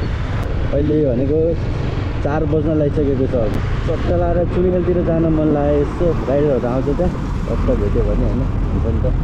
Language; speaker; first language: Nepali; native; Nepali